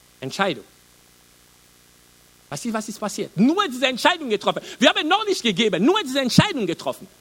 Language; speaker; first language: German; non-native, learner; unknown